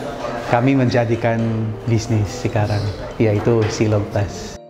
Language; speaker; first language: Indonesian; non-native, fluent; Filipino